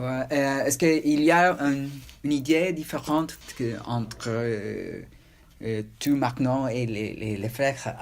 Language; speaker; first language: French; non-native, learner; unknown